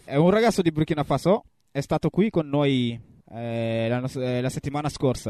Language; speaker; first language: Italian; non-native, fluent; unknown